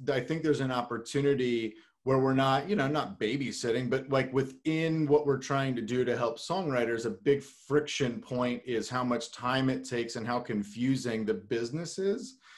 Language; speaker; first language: English; native; English